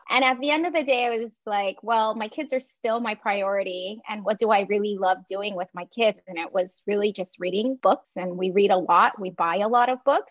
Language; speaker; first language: English; non-native, fluent; Chinese